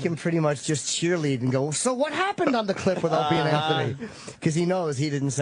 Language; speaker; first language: English; native; English